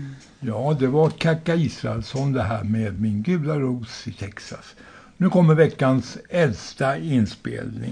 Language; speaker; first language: Swedish; native; Swedish